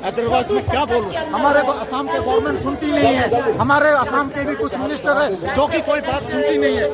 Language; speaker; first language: Hindi; non-native, local second language; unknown